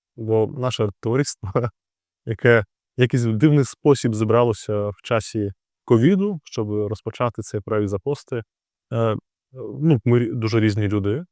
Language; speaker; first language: Ukrainian; native; Ukrainian